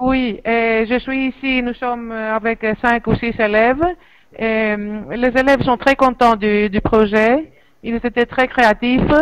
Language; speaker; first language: French; non-native, fluent; Greek